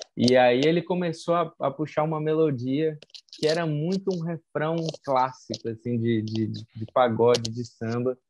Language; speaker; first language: Portuguese; native; Portuguese